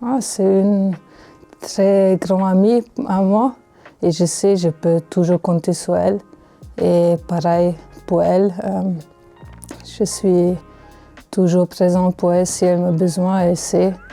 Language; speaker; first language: French; non-native, fluent; Hungarian